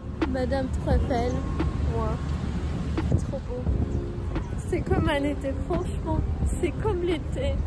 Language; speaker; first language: French; non-native, fluent; Armenian